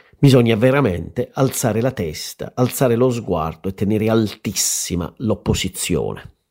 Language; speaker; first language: Italian; native; Italian